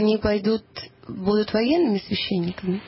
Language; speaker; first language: Russian; native; Russian